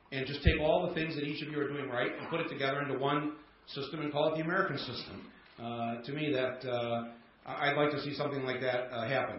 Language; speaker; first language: English; native; English